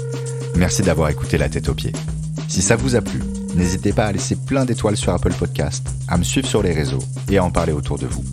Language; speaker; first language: French; native; French